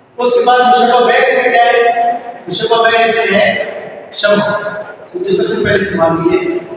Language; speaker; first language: Urdu; native; Urdu